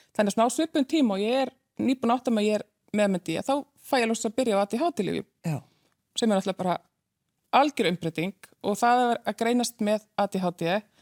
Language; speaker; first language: Icelandic; native; Icelandic